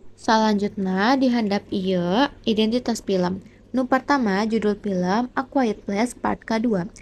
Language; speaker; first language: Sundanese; non-native, local second language; Indonesian